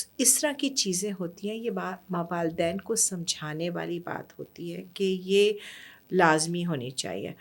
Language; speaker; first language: Urdu; non-native, local second language; Persian